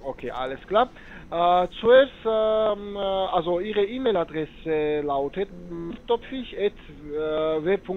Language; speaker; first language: German; non-native, learner; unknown